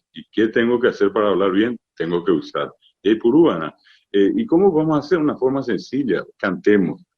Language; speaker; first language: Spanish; non-native, local second language; Guarani